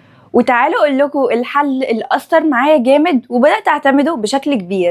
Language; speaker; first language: Arabic; native; Arabic